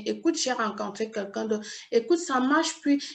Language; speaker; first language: French; native; French